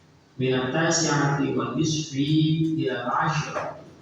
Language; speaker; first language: Arabic; non-native, fluent; Indonesian